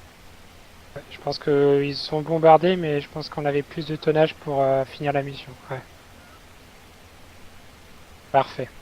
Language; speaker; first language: French; native; French